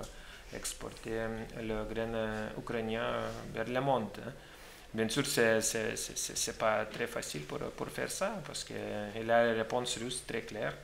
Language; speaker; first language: French; non-native, fluent; Lithuanian